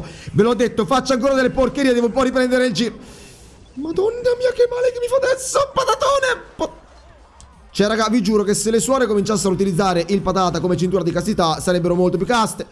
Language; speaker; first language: Italian; native; Italian